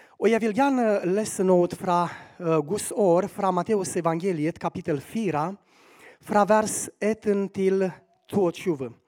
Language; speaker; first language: Swedish; non-native, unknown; Romanian